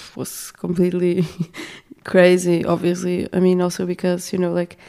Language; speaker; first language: English; non-native, fluent; Portuguese